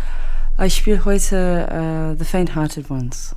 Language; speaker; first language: German; non-native, learner; English